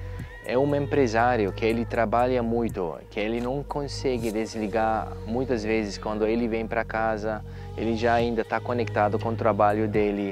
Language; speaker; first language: Portuguese; non-native, learner; German